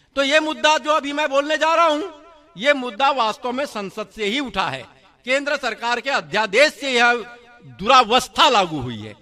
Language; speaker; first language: Hindi; native; Hindi